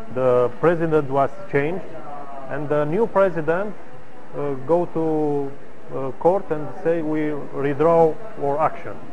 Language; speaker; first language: English; non-native, learner; Romanian